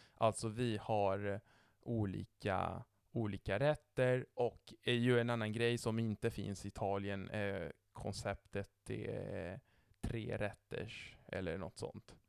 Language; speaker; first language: Swedish; non-native, fluent; Italian